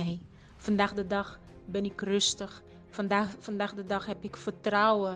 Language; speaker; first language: Dutch; non-native, fluent; Portuguese